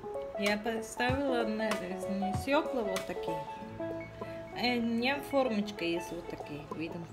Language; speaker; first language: Russian; non-native, learner; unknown